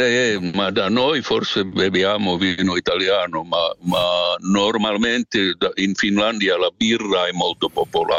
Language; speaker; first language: Italian; non-native, fluent; Finnish